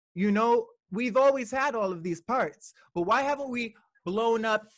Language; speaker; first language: English; native; English